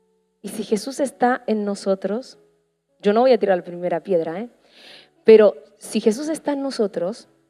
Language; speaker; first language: Spanish; native; Spanish